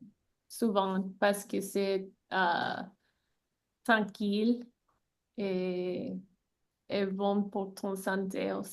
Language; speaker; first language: French; non-native, learner; English